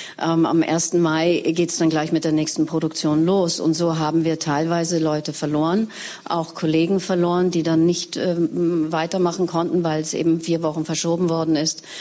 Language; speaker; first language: German; native; German